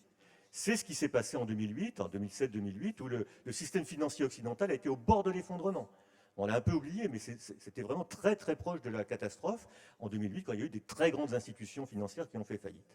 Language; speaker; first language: French; native; French